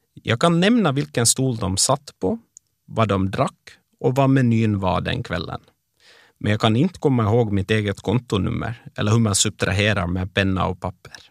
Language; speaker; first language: Swedish; native; Swedish